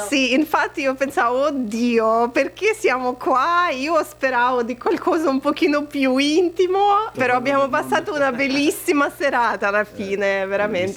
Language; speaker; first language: Italian; non-native, fluent; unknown